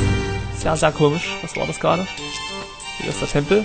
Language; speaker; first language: German; native; German